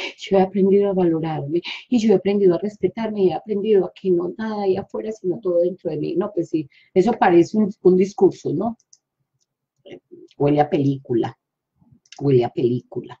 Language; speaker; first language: Spanish; native; Spanish